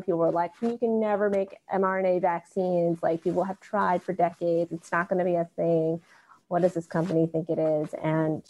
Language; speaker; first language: English; non-native, local second language; Cantonese